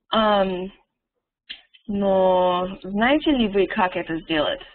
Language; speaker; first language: Russian; non-native, learner; English